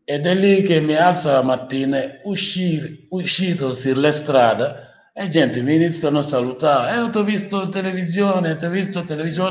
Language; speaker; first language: Italian; non-native, learner; Wolof